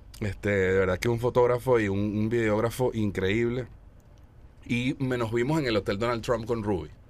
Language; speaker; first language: Spanish; native; Spanish